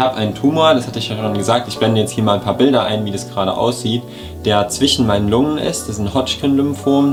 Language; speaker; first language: German; native; German